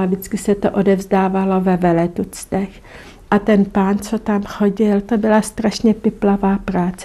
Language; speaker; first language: Czech; non-native, local second language; German